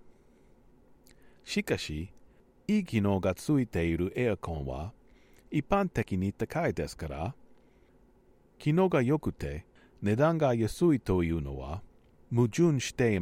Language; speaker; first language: Japanese; non-native, learner; English